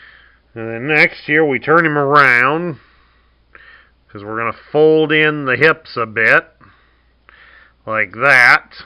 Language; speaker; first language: English; native; English